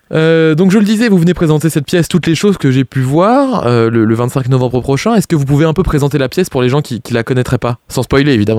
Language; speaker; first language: French; native; French